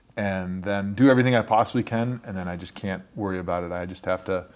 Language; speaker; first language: English; native; English